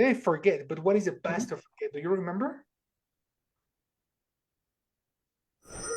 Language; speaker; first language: English; non-native, fluent; Spanish